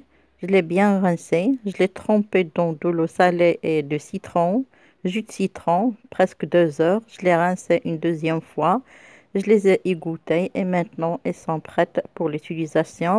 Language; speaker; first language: French; non-native, local second language; Arabic